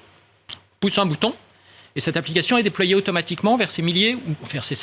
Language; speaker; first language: French; native; French